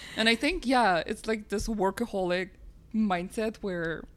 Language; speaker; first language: English; non-native, fluent; Russian